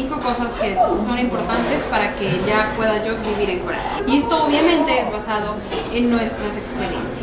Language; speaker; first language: Spanish; native; Spanish